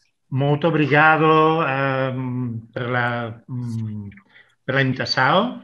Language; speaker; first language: Portuguese; non-native, learner; Spanish